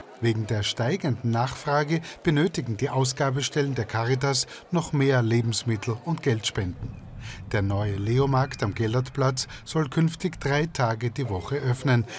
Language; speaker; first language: German; native; German